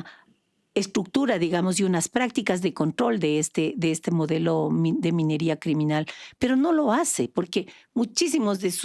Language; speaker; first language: Spanish; native; Spanish